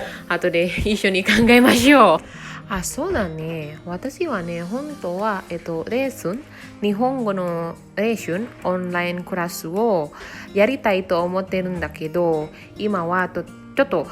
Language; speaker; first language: Japanese; non-native, fluent; Indonesian